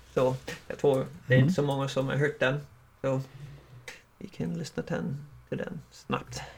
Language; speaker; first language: Swedish; non-native, learner; English